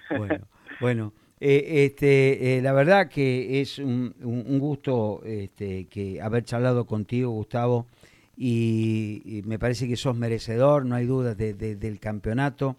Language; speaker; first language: Spanish; native; Spanish